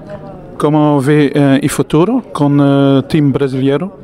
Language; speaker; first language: Portuguese; non-native, learner; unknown